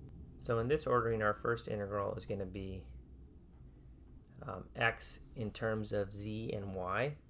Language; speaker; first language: English; native; English